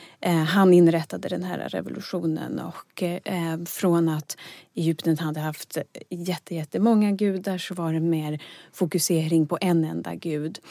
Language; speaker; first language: Swedish; native; Swedish